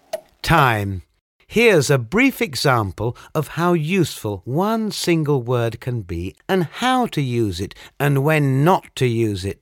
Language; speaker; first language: English; non-native, fluent; Italian